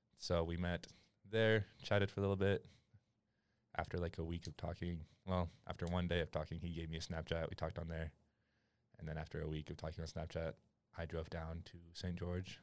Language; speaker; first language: English; native; English